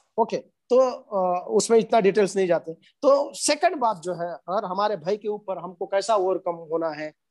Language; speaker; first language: Hindi; non-native, local second language; Marathi